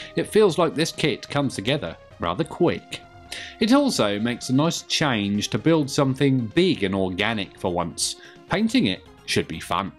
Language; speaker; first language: English; native; English